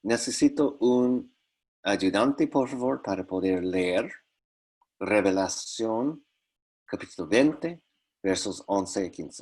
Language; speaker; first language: Spanish; non-native, fluent; English